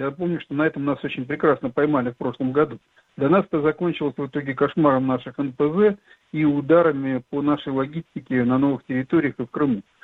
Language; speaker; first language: Russian; native; Russian